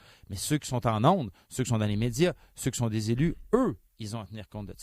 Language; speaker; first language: French; native; French